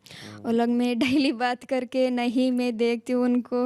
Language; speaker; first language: Hindi; non-native, local second language; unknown